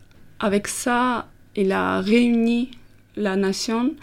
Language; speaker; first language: French; non-native, fluent; Armenian